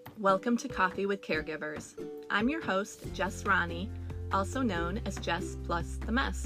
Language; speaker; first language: English; native; English